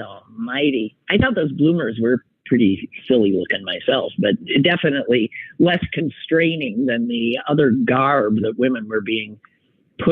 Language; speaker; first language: English; native; English